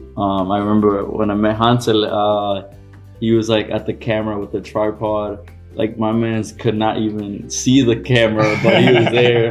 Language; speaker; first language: English; early bilingual, other home language; Spanish